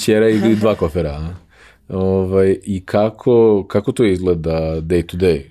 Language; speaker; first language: Serbian; native; Serbian